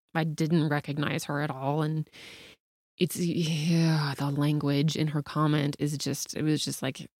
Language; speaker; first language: English; native; English